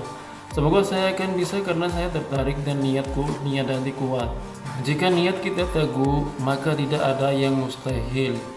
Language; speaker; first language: Indonesian; non-native, learner; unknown